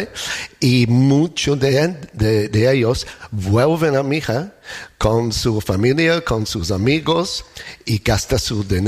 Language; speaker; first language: Spanish; non-native, learner; English